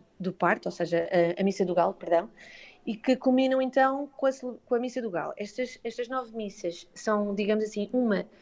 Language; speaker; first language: Portuguese; native; Portuguese